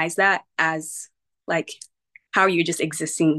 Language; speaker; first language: English; native; English